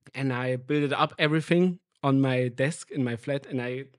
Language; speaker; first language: English; non-native, fluent; German